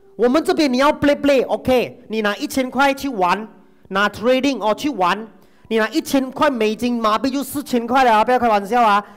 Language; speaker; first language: Chinese; non-native, local second language; Tamil